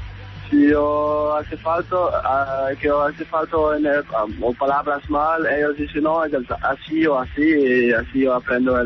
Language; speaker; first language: Spanish; non-native, learner; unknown